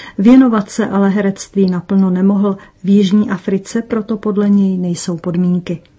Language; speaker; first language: Czech; native; Czech